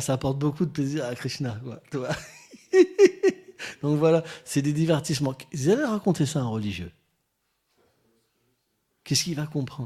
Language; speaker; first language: French; native; French